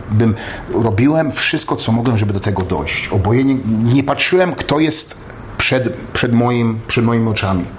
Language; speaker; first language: Polish; early bilingual, heritage; Polish